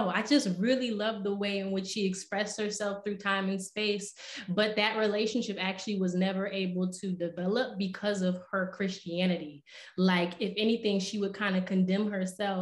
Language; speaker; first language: English; native; English